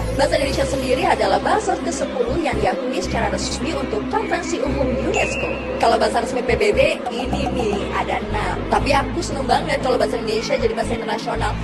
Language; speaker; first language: Indonesian; native; Indonesian